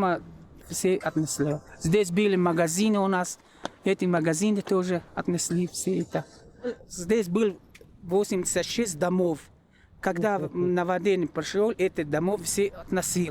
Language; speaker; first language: Russian; non-native, learner; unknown